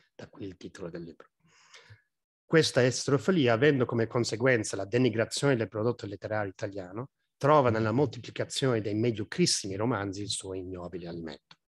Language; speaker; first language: Italian; non-native, fluent; English